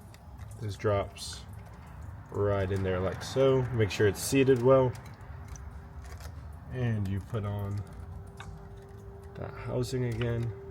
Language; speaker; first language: English; native; English